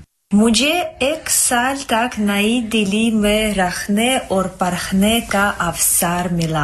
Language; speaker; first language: Hindi; non-native, learner; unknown